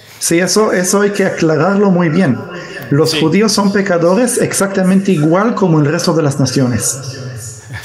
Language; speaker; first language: Spanish; early bilingual, heritage; Spanish